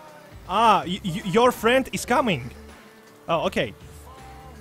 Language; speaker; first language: English; non-native, learner; Russian